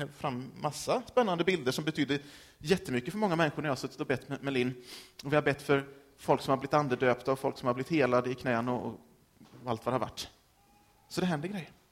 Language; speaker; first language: Swedish; native; Swedish